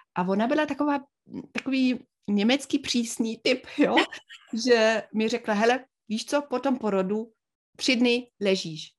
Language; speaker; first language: Czech; non-native, fluent; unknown